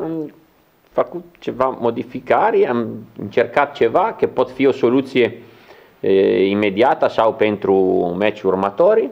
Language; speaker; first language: Romanian; non-native, learner; Italian